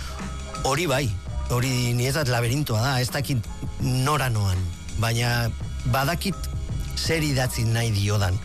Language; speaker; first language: Basque; native; Basque